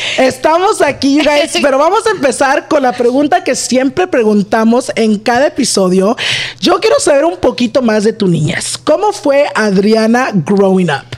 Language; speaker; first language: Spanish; early bilingual, heritage; Spanish